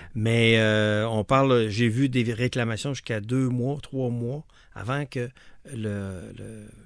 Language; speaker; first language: French; native; French